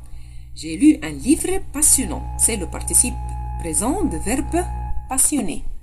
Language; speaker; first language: French; non-native, fluent; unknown